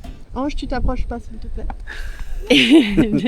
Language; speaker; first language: French; native; French